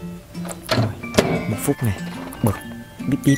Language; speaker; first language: Vietnamese; native; Vietnamese